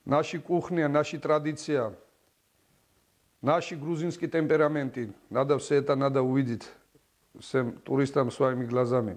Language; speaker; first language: Russian; non-native, learner; Georgian